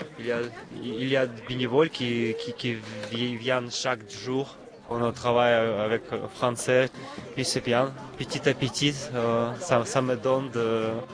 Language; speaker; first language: French; non-native, learner; Russian